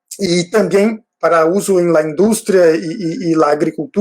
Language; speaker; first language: Spanish; non-native, fluent; Portuguese